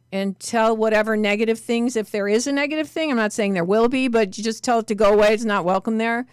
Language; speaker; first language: English; native; English